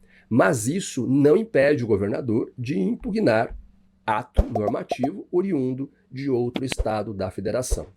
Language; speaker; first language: Portuguese; native; Portuguese